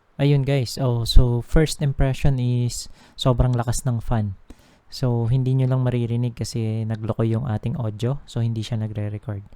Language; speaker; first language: Filipino; native; Filipino